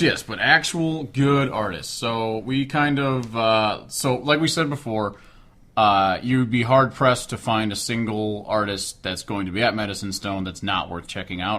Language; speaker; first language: English; native; English